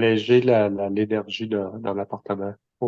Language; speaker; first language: French; native; French